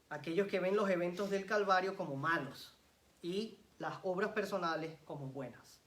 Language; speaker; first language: Spanish; native; Spanish